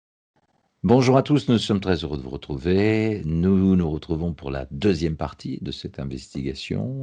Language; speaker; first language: French; native; French